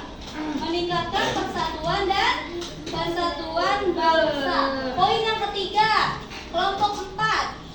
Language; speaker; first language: Indonesian; native; Indonesian